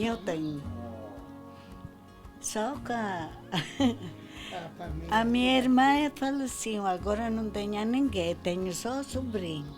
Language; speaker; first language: Portuguese; non-native, learner; Italian